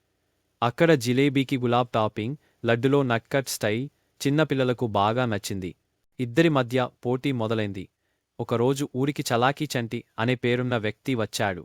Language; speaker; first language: Telugu; native; Telugu